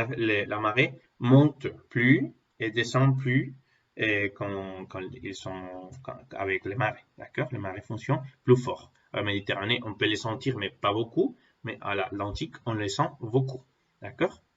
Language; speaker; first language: French; non-native, fluent; Spanish